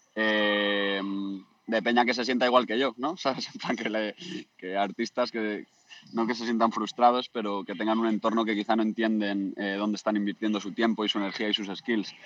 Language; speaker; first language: Spanish; native; Spanish